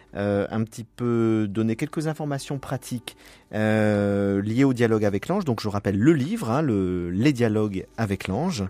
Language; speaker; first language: French; native; French